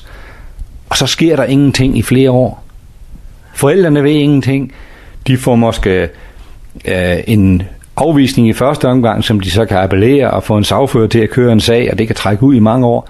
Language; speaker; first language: Danish; native; Danish